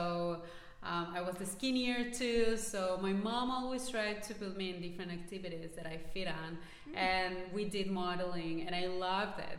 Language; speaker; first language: English; non-native, fluent; Spanish